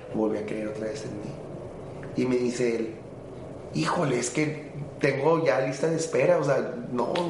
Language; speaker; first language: Spanish; native; Spanish